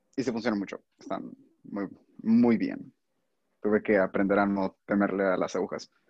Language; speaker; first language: Spanish; native; Spanish